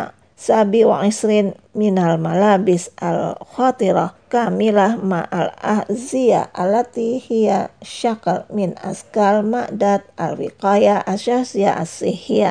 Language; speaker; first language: Arabic; non-native, fluent; Indonesian